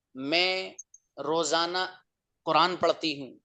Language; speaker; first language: Hindi; native; Hindi